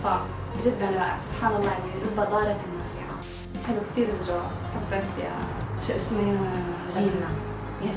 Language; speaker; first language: Arabic; native; Arabic